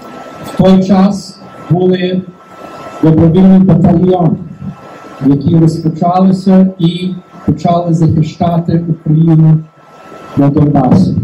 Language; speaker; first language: Ukrainian; early bilingual, heritage; Ukrainian